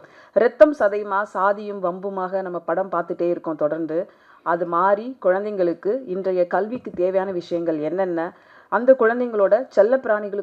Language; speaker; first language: Tamil; native; Tamil